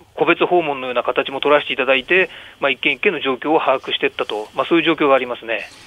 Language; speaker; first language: Japanese; native; Japanese